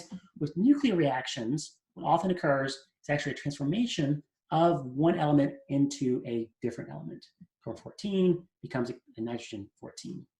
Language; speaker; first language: English; native; English